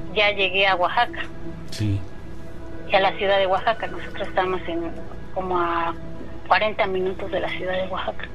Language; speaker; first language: Spanish; native; Spanish